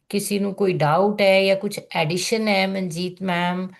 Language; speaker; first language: Hindi; non-native, local second language; Punjabi